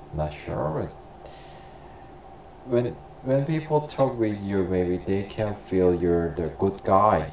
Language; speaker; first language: English; non-native, learner; Korean